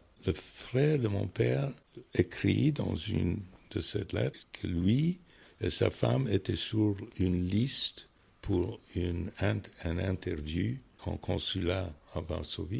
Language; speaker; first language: French; non-native, fluent; English